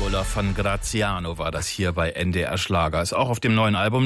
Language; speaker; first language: German; native; German